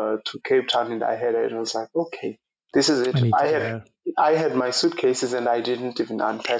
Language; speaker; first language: English; non-native, local second language; Xhosa